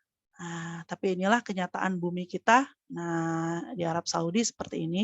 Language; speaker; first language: Indonesian; native; Indonesian